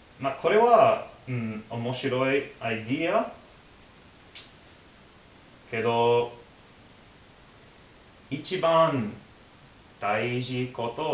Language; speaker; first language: Japanese; non-native, learner; English